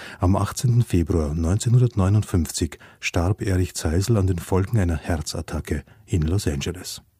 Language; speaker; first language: German; native; German